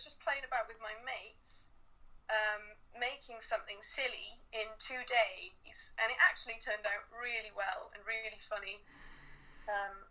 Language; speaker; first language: English; native; English